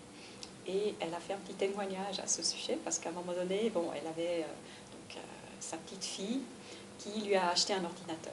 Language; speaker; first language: French; native; French